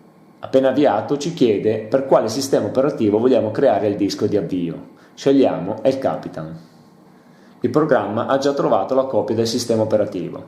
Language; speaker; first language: Italian; native; Italian